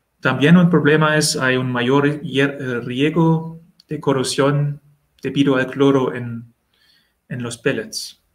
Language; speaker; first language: Spanish; non-native, learner; German